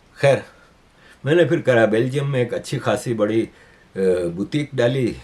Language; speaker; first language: Urdu; native; Urdu